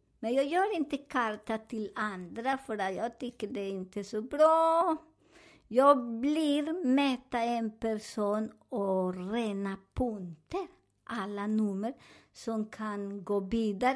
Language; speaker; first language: Swedish; non-native, learner; Spanish